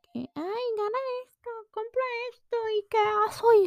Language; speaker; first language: Spanish; early bilingual, heritage; Spanish